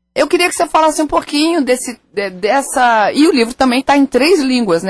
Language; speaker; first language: Portuguese; native; Portuguese